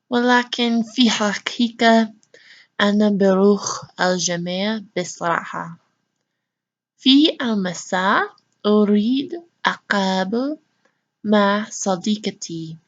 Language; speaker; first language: Arabic; non-native, learner; English